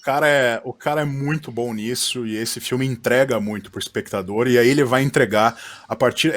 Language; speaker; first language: Portuguese; native; Portuguese